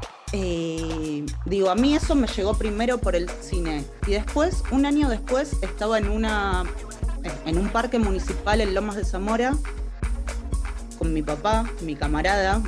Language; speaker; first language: Spanish; native; Spanish